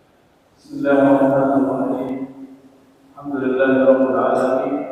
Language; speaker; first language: Arabic; native; Arabic